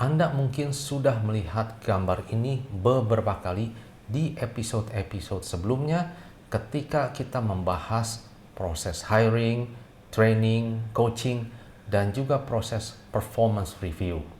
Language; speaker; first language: Indonesian; native; Indonesian